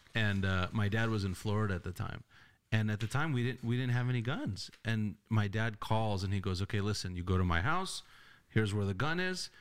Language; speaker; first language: English; native; English